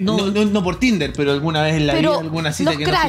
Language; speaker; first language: Spanish; native; Spanish